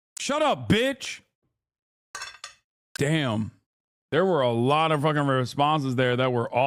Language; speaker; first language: English; native; English